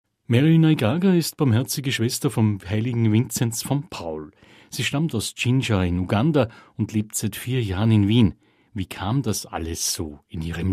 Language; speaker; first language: German; native; German